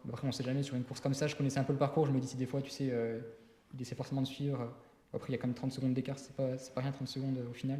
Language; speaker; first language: French; native; French